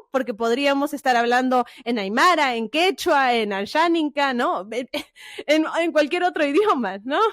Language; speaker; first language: Spanish; early bilingual, heritage; Spanish